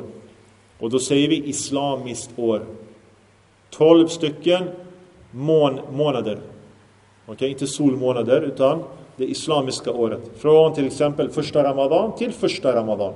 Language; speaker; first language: Swedish; early bilingual, other home language; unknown